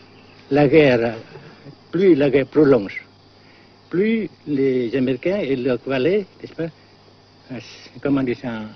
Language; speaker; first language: French; non-native, local second language; Vietnamese